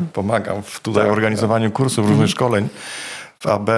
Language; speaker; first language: Polish; native; Polish